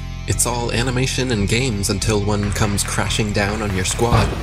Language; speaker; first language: English; native; English